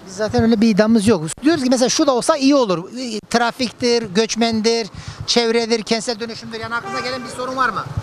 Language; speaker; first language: Turkish; native; Turkish